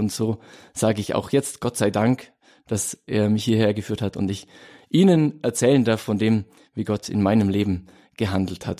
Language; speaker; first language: German; native; German